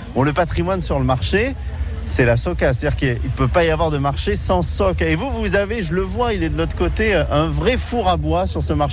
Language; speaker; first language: French; native; French